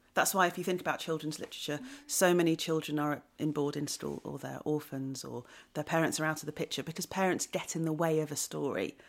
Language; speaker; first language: English; native; English